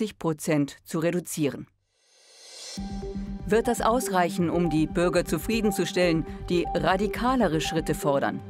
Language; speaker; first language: German; native; German